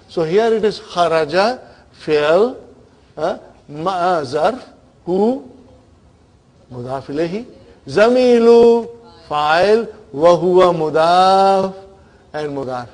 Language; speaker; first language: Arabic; non-native, fluent; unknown